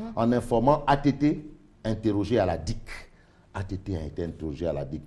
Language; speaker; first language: French; non-native, local second language; Wolof